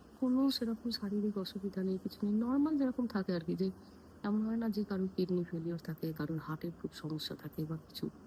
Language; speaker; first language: Bangla; native; Bangla